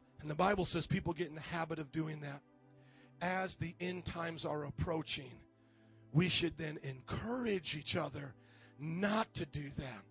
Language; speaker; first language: English; native; English